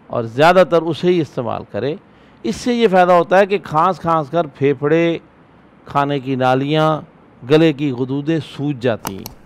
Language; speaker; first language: Urdu; native; Urdu